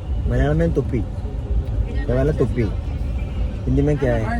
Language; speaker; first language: Hindi; non-native, local second language; Malayalam